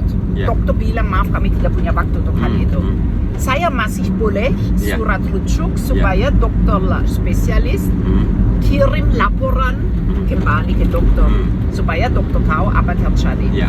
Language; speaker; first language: Indonesian; non-native, fluent; German